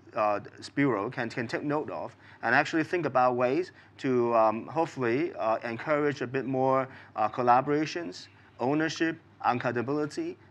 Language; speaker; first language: English; non-native, local second language; Cantonese